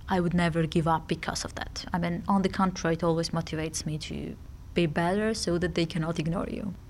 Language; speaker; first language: English; non-native, fluent; Georgian